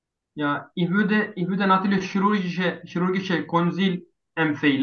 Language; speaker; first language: German; non-native, learner; Turkish